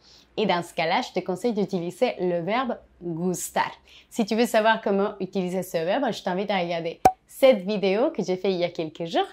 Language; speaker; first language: French; non-native, fluent; Spanish